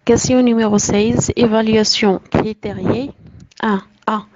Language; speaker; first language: French; non-native, local second language; Arabic